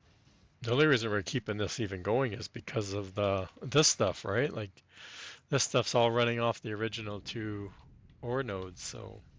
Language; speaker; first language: English; native; English